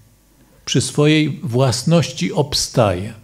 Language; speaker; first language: Polish; native; Polish